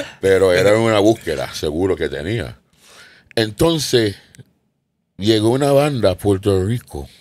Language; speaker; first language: Spanish; non-native, fluent; English